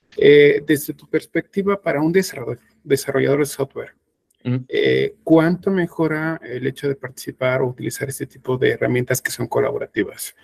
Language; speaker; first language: Spanish; native; Spanish